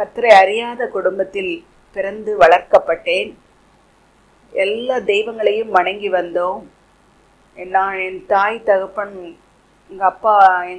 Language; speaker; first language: Tamil; native; Tamil